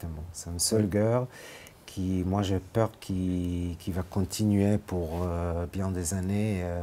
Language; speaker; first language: French; non-native, fluent; Hebrew